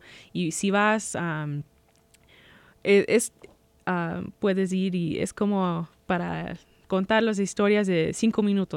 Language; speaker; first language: Spanish; early bilingual, heritage; Spanish